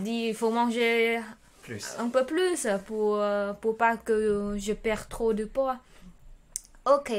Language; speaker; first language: French; non-native, learner; Khmer